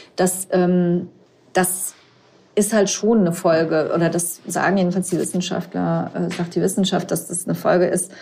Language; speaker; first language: German; native; German